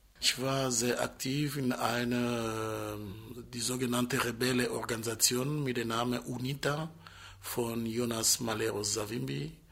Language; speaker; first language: German; non-native, fluent; Portuguese